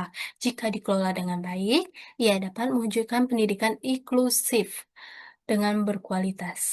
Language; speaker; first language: Indonesian; native; Indonesian